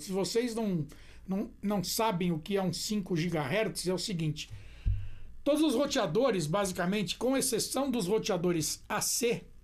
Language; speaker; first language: Portuguese; native; Portuguese